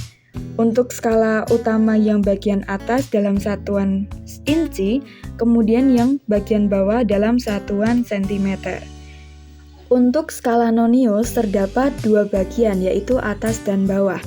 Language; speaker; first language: Indonesian; native; Indonesian